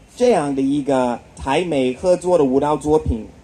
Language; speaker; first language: Chinese; non-native, fluent; English